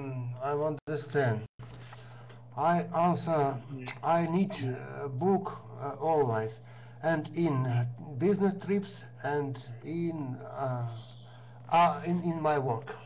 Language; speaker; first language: English; non-native, learner; Russian